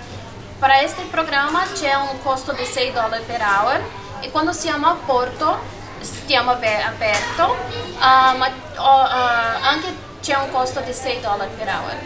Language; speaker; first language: Italian; non-native, learner; Spanish